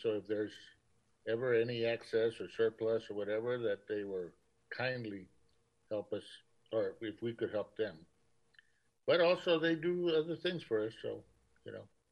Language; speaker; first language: English; early bilingual, other home language; Spanish